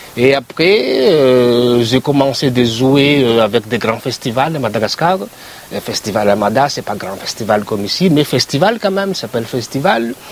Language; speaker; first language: French; non-native, local second language; Malagasy